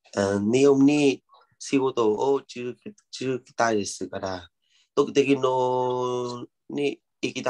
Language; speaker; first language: Japanese; non-native, learner; Vietnamese